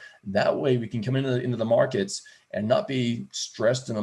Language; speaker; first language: English; native; English